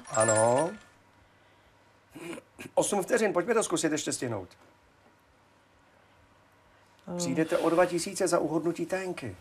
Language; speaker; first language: Czech; native; Czech